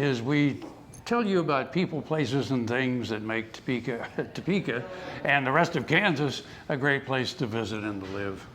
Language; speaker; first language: English; native; English